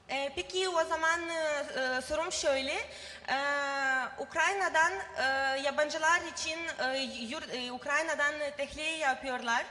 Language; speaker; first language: Turkish; non-native, learner; Ukrainian